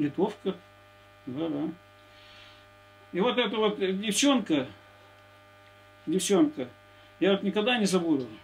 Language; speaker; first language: Russian; native; Russian